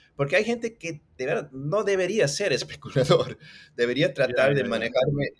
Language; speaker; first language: Spanish; non-native, local second language; English